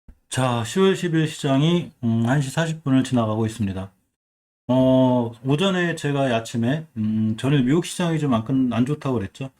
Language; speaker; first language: Korean; native; Korean